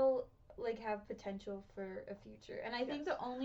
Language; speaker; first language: English; native; English